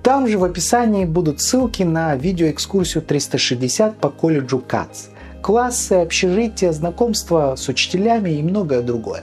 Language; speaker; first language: Russian; native; Russian